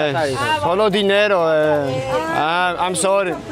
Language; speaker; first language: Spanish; non-native, learner; Georgian